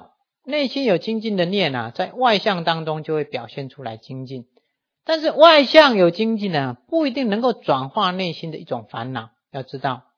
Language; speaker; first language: Chinese; native; Chinese